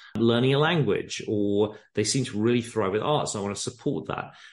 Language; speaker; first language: English; native; English